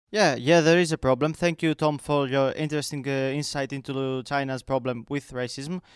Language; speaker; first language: English; non-native, fluent; Greek